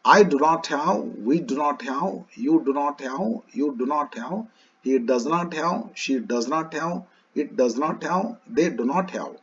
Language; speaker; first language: English; non-native, local second language; Kannada